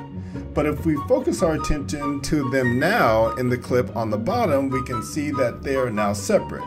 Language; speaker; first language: English; native; English